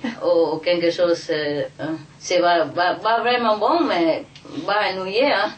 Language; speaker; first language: French; non-native, fluent; Vietnamese